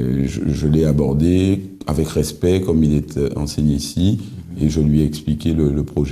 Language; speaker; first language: French; native; French